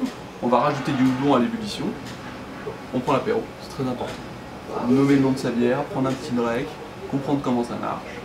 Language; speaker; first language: French; native; French